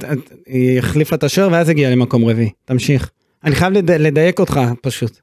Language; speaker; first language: Hebrew; native; Hebrew